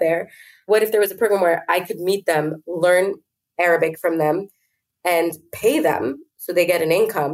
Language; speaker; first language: English; native; English